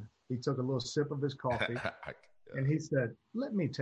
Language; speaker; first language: English; native; English